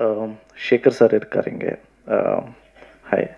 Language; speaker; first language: Tamil; non-native, learner; Kannada